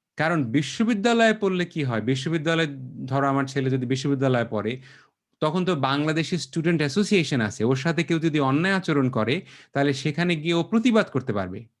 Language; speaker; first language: Bangla; native; Bangla